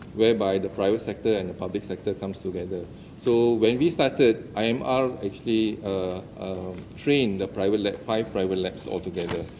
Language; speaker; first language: English; non-native, local second language; Malay